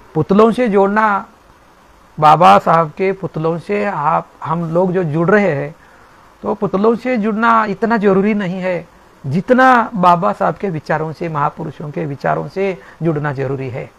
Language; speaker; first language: Hindi; non-native, local second language; Marathi